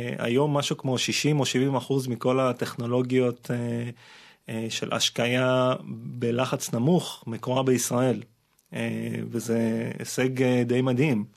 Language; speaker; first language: Hebrew; non-native, fluent; Russian